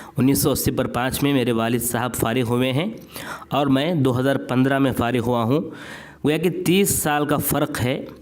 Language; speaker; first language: Urdu; native; Urdu